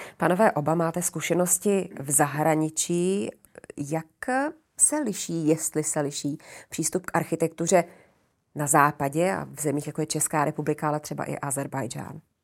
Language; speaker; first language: Czech; native; Czech